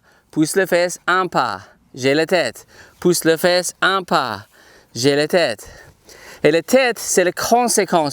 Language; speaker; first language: French; non-native, fluent; English